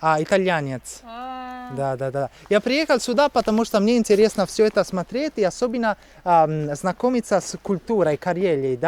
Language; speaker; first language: Russian; non-native, learner; Italian